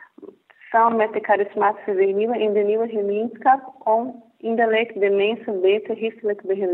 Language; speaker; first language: Dutch; non-native, fluent; Portuguese